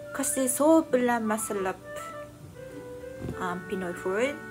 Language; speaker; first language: Filipino; non-native, learner; Japanese